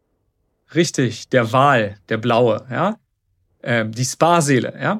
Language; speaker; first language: German; native; German